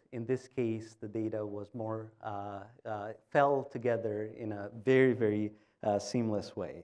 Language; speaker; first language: English; non-native, fluent; Albanian